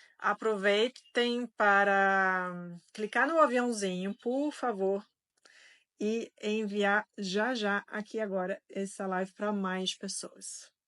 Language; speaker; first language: Portuguese; non-native, fluent; French